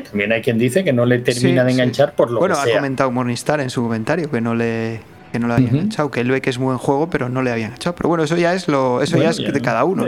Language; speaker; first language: Spanish; native; Spanish